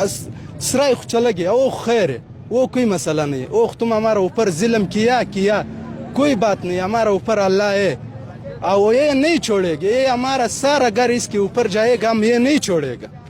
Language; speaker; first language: Hindi; non-native, local second language; Pashto